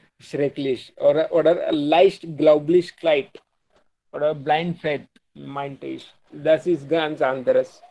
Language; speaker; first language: German; non-native, learner; Hindi